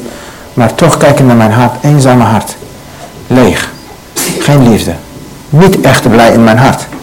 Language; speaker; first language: Dutch; non-native, learner; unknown